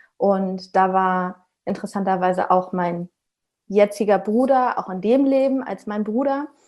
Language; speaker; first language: German; native; German